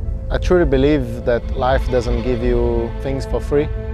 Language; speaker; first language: English; non-native, fluent; Portuguese